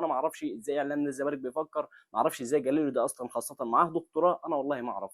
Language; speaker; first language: Arabic; native; Arabic